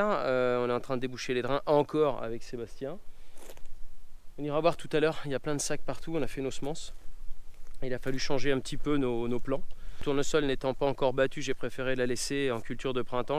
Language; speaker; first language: French; native; French